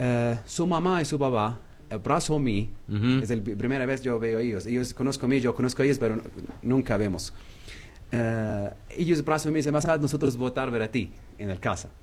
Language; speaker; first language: Spanish; non-native, learner; Arabic